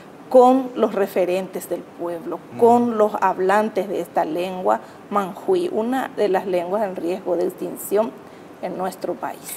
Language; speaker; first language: Spanish; native; Spanish